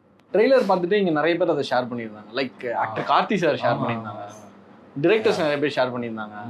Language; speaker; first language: Tamil; native; Tamil